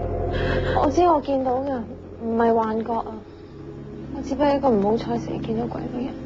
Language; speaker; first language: Cantonese; early bilingual, heritage; Cantonese